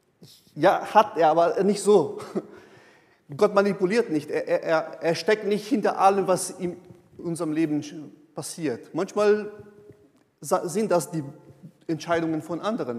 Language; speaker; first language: German; non-native, fluent; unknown